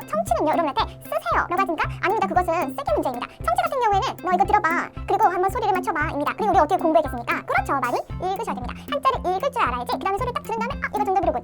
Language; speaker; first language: Korean; native; Korean